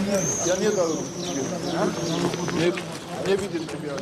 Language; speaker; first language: Russian; non-native, learner; French